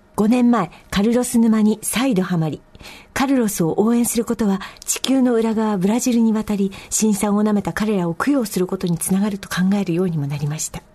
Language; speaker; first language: Japanese; native; Japanese